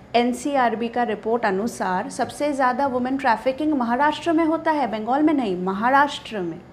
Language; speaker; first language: Hindi; non-native, local second language; Bangla